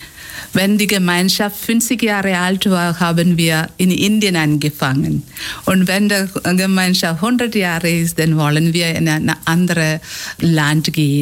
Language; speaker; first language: German; non-native, fluent; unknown